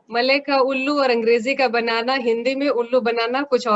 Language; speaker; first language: Hindi; native; Hindi